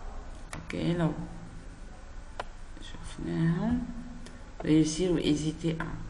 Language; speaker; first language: French; non-native, fluent; Arabic